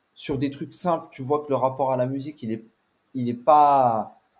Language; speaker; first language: French; native; French